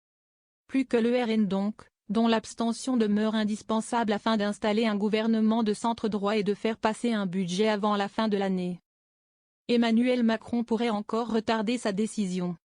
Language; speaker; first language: French; native; French